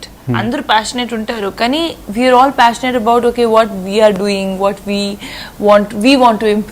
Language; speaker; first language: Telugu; non-native, fluent; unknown